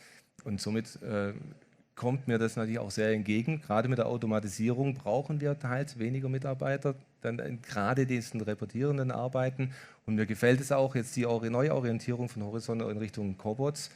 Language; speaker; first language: German; native; German